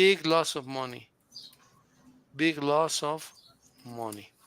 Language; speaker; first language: English; non-native, fluent; Spanish